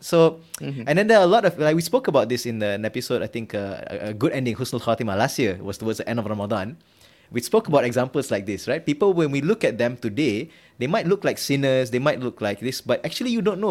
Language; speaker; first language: English; non-native, local second language; Malay